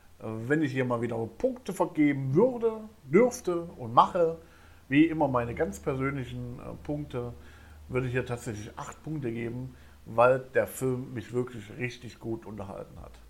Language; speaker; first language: German; native; German